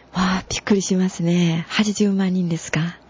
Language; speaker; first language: Japanese; non-native, fluent; Chinese